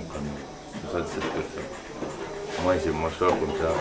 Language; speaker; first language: French; non-native, local second language; Bambara